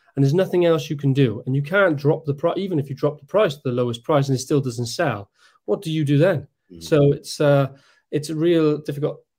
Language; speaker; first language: English; native; English